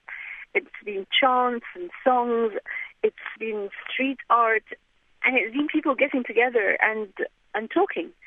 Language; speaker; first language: English; non-native, fluent; Arabic